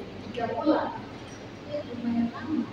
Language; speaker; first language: Indonesian; native; Indonesian